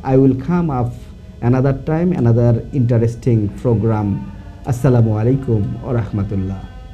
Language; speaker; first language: English; non-native, local second language; Bangla